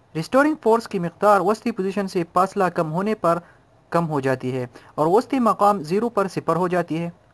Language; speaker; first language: Urdu; non-native, local second language; Pashto